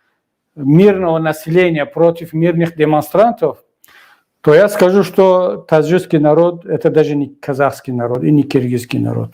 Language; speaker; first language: Russian; non-native, local second language; Tajik